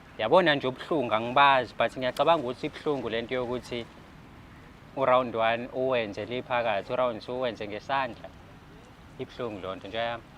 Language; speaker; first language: Zulu; native; Zulu